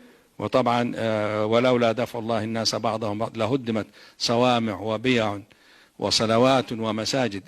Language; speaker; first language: Arabic; native; Arabic